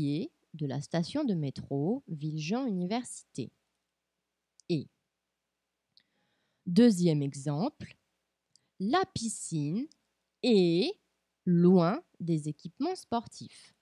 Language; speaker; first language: French; non-native, fluent; Portuguese